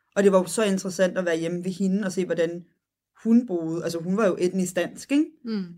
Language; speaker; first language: Danish; early bilingual, other home language; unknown